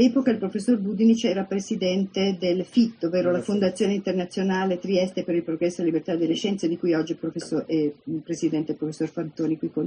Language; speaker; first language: Italian; native; Italian